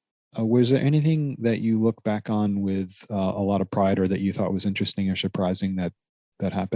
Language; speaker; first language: English; native; English